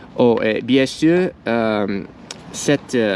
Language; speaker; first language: French; non-native, learner; English